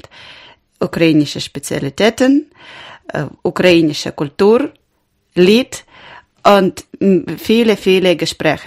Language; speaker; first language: German; non-native, learner; Ukrainian